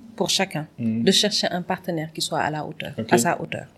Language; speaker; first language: French; non-native, local second language; Wolof